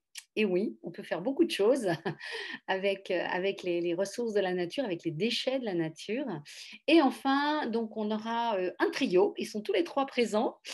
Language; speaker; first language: French; native; French